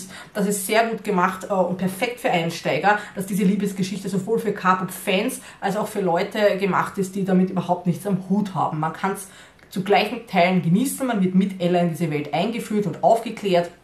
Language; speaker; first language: German; native; German